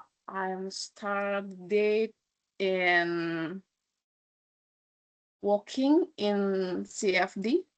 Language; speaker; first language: English; non-native, learner; Indonesian